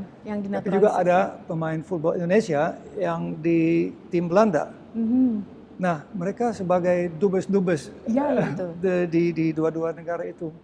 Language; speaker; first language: Indonesian; early bilingual, heritage; Dutch